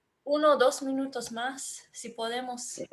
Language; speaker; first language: Spanish; non-native, learner; English